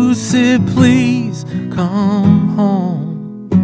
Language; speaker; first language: French; non-native, fluent; English